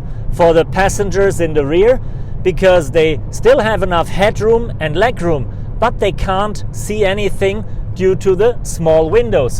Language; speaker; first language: English; non-native, fluent; German